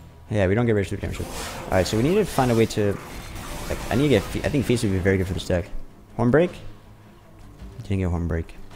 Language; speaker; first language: English; native; English